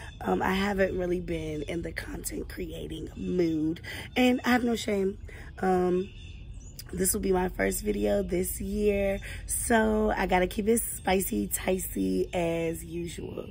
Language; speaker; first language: English; native; English